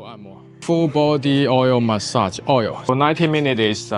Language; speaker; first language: English; non-native, learner; Chinese